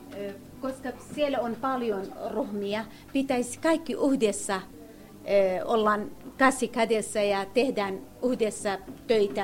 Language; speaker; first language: Finnish; non-native, learner; Kurdish